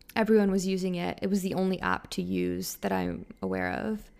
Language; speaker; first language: English; native; English